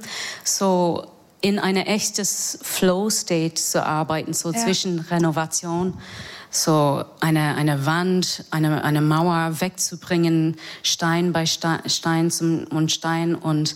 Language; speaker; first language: German; non-native, fluent; English